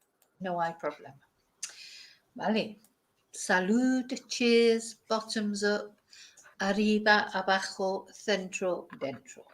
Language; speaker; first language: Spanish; non-native, fluent; English